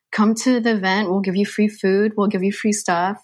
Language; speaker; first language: English; native; English